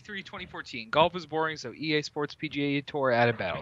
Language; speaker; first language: English; native; English